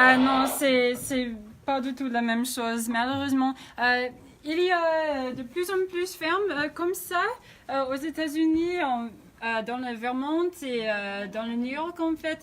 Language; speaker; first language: French; non-native, fluent; English